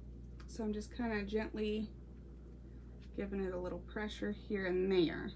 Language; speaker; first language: English; native; English